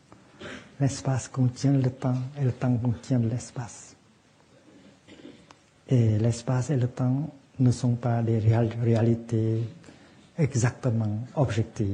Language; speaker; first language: French; non-native, fluent; Vietnamese